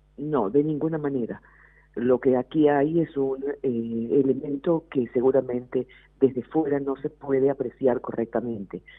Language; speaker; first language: Spanish; native; Spanish